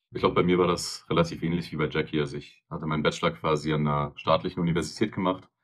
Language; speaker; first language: German; native; German